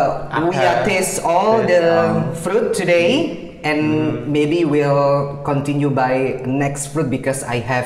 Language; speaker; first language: English; non-native, learner; Indonesian